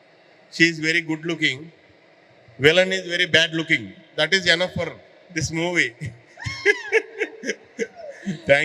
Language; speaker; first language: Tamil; non-native, learner; Telugu